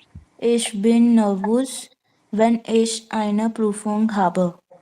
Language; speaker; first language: German; non-native, learner; Hindi